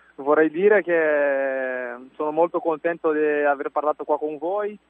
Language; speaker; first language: Italian; non-native, fluent; Portuguese